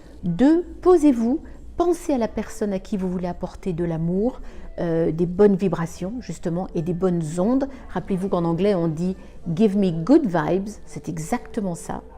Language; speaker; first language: French; native; French